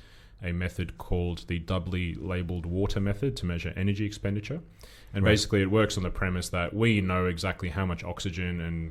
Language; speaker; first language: English; native; English